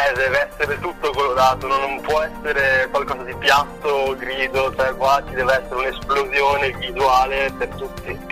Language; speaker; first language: Italian; early bilingual, other home language; Spanish